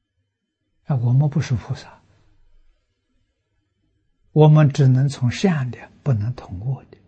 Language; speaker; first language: Chinese; native; Chinese